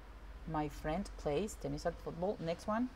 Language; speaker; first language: English; non-native, fluent; Spanish